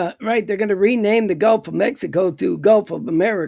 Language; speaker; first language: English; native; English